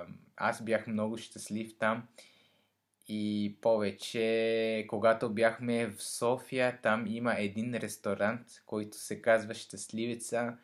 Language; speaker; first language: Bulgarian; non-native, learner; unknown